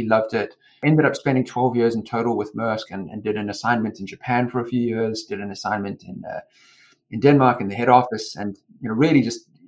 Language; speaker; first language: English; native; English